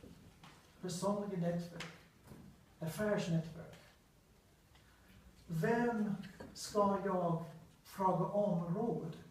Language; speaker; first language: Swedish; non-native, learner; English